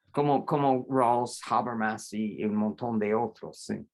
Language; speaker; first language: Spanish; non-native, fluent; English